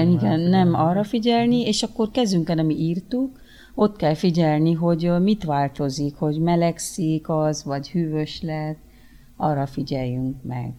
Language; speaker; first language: Hungarian; early bilingual, other home language; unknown